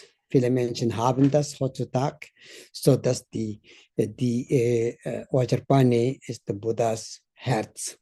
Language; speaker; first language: German; non-native, learner; Tibetan